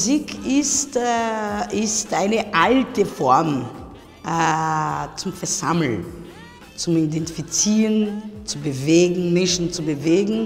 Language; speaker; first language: German; non-native, fluent; Portuguese